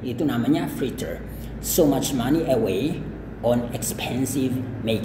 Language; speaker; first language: English; non-native, fluent; Indonesian